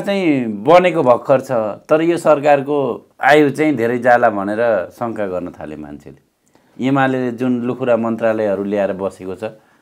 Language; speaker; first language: Nepali; native; Nepali